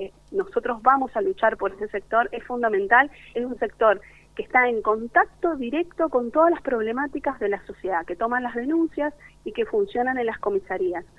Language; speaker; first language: Spanish; native; Spanish